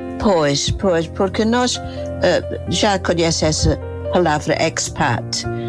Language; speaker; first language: Portuguese; non-native, fluent; English